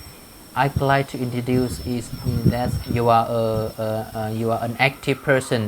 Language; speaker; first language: English; non-native, fluent; Vietnamese